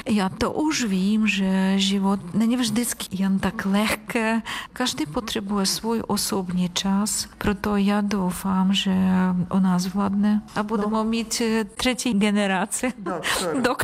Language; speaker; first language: Czech; non-native, learner; Ukrainian